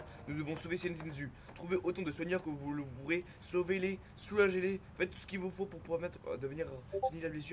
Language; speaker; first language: French; native; French